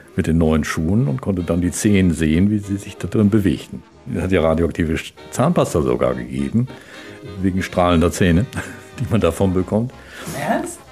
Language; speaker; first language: German; native; German